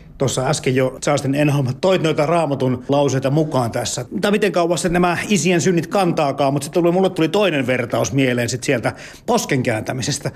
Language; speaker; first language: Finnish; native; Finnish